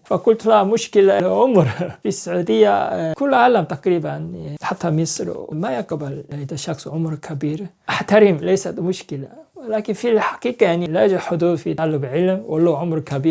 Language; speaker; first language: Arabic; non-native, learner; Korean